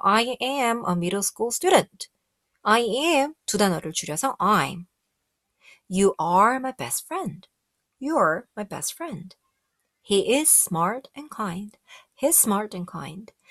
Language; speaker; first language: English; non-native, fluent; Korean